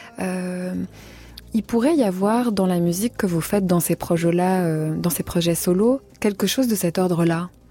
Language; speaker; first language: French; native; French